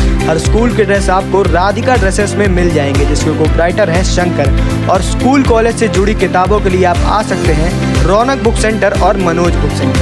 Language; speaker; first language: Hindi; native; Hindi